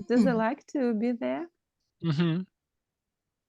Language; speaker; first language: English; non-native, learner; Russian